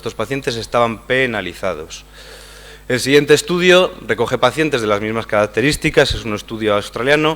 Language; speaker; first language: Spanish; native; Spanish